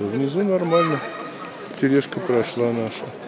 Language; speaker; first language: Russian; native; Russian